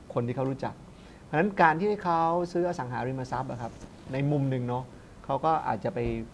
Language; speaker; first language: Thai; native; Thai